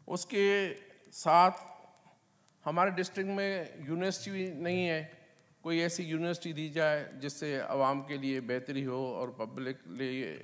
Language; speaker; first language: Urdu; non-native, local second language; Sindhi